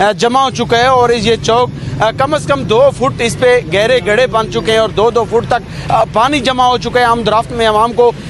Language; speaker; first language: Urdu; non-native, local second language; Saraiki